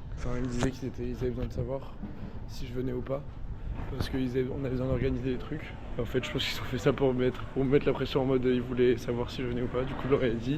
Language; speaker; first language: French; native; French